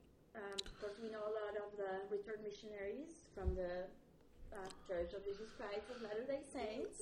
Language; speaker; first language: English; non-native, fluent; Spanish